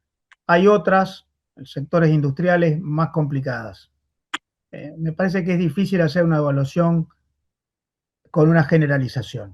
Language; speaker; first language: Spanish; native; Spanish